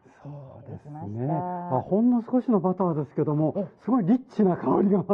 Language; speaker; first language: Japanese; native; Japanese